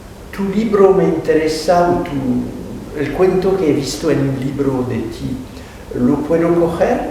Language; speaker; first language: Spanish; non-native, fluent; French